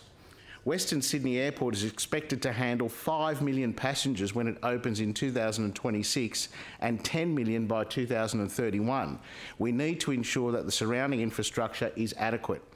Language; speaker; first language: English; native; English